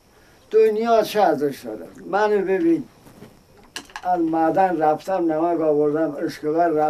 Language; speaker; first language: Persian; non-native, local second language; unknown